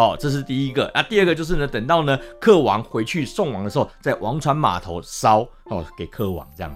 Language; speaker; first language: Chinese; native; Chinese